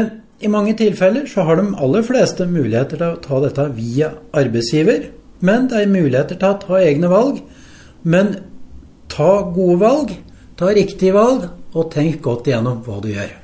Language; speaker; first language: Norwegian; native; Norwegian